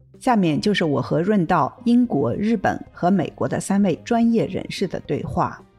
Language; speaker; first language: Chinese; native; Chinese